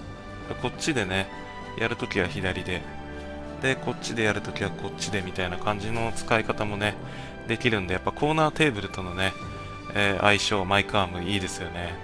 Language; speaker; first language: Japanese; native; Japanese